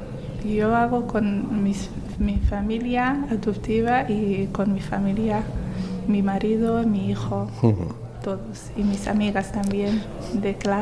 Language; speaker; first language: Spanish; non-native, learner; Somali